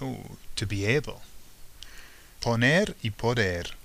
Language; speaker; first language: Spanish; non-native, fluent; English